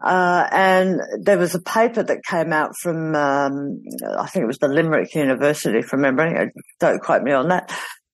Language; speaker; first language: English; native; English